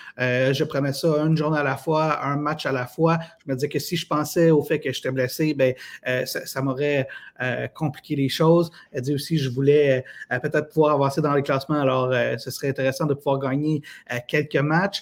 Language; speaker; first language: French; native; French